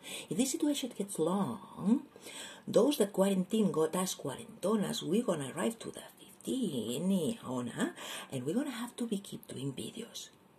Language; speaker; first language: English; non-native, fluent; Catalan